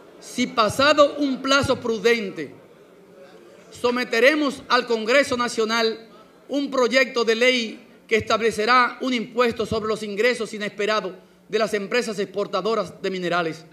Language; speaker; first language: Spanish; native; Spanish